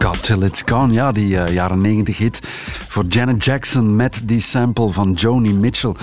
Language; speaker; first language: Dutch; native; Dutch